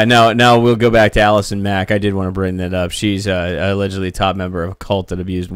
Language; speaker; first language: English; native; English